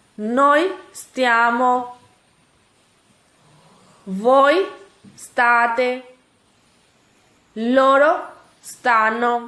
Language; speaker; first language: Italian; non-native, fluent; Urdu